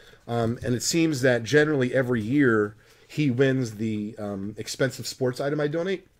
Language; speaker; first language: English; native; English